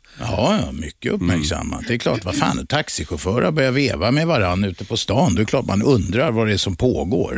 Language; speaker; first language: Swedish; native; Swedish